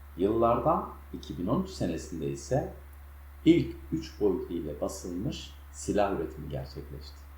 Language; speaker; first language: Turkish; native; Turkish